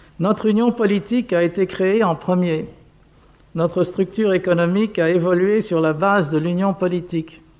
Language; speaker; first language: French; non-native, fluent; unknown